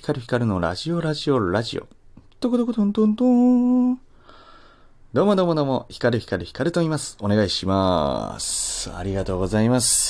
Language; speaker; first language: Japanese; native; Japanese